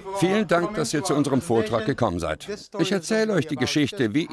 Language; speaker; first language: German; non-native, learner; Dutch